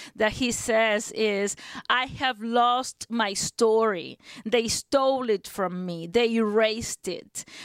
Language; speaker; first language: English; non-native, fluent; Spanish